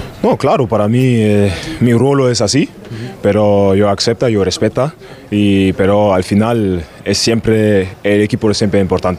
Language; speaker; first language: Spanish; non-native, learner; German